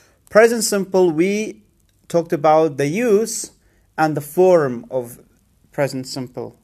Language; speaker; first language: English; non-native, fluent; Central Kurdish